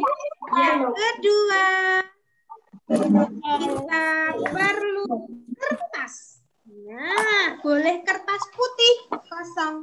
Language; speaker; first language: Indonesian; native; Indonesian